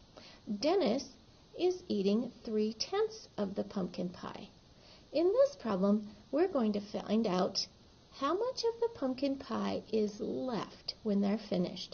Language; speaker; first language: English; native; English